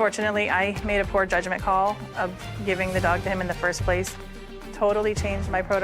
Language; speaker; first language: English; native; English